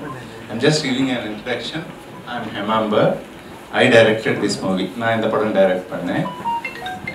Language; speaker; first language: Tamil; non-native, local second language; Telugu